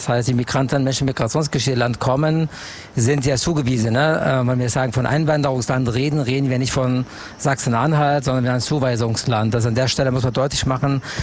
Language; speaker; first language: German; non-native, fluent; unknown